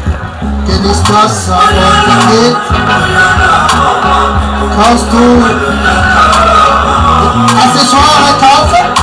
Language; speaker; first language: German; non-native, learner; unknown